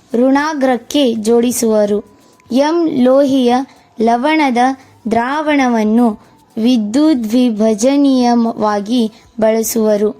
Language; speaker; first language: Kannada; native; Kannada